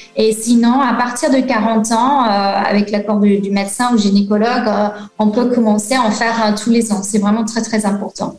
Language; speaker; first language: French; non-native, fluent; English